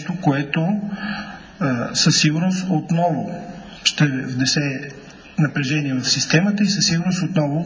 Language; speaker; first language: Bulgarian; native; Bulgarian